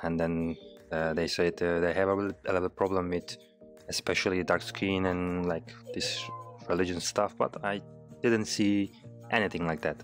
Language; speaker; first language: English; non-native, learner; Turkish